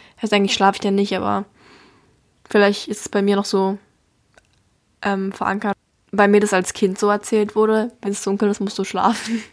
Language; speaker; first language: German; native; German